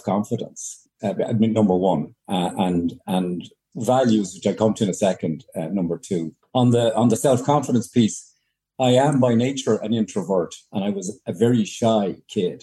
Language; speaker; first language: English; native; English